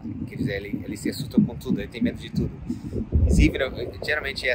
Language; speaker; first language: Portuguese; non-native, fluent; English